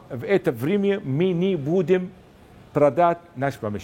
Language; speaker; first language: Russian; non-native, learner; Arabic